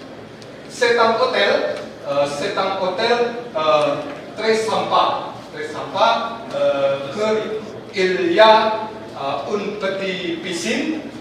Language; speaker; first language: French; non-native, learner; Indonesian